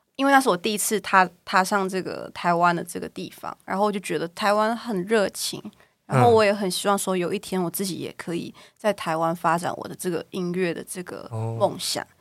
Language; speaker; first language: Chinese; native; Chinese